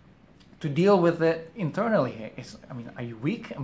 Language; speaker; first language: English; non-native, fluent; Indonesian